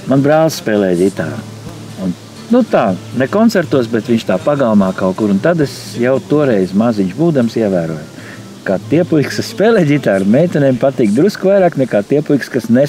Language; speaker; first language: Latvian; native; Latvian